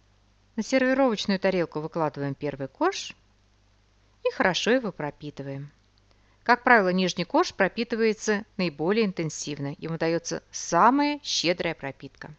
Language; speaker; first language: Russian; native; Russian